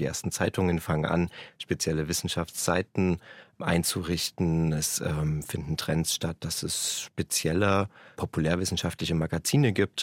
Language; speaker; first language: German; native; German